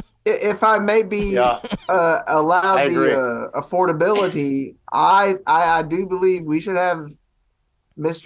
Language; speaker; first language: English; native; English